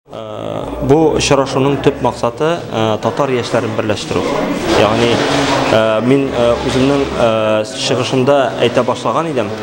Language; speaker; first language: Tatar; non-native, local second language; Russian